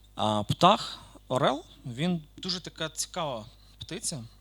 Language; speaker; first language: Ukrainian; native; Ukrainian